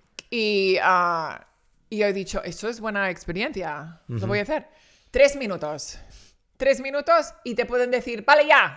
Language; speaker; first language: Spanish; early bilingual, heritage; Spanish